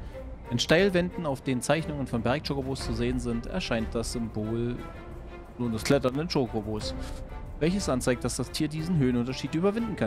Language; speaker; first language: German; native; German